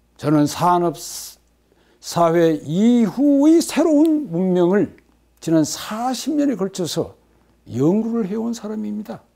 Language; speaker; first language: Korean; native; Korean